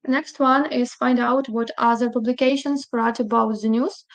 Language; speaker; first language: English; non-native, fluent; Ukrainian